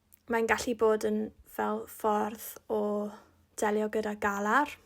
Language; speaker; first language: Welsh; non-native, local second language; English